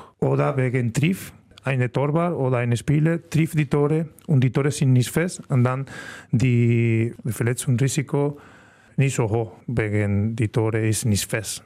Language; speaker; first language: German; non-native, learner; Spanish